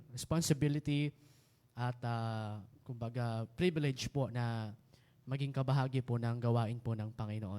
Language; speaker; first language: Filipino; native; Filipino